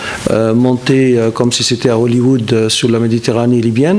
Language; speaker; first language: French; non-native, fluent; Arabic